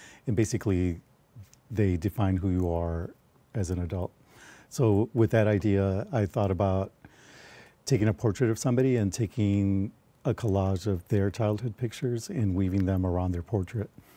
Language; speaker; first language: English; early bilingual, other home language; Spanish